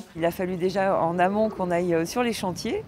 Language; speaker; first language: French; native; French